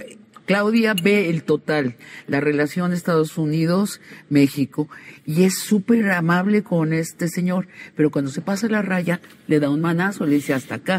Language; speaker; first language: Spanish; native; Spanish